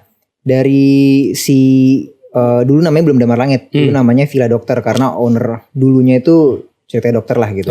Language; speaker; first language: Indonesian; native; Indonesian